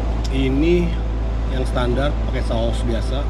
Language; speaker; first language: Indonesian; native; Indonesian